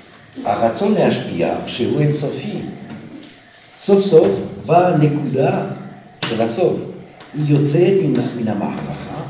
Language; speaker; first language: Hebrew; non-native, fluent; French